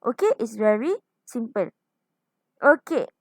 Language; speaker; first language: English; non-native, local second language; Malay